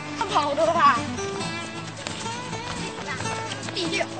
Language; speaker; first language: Chinese; native; Chinese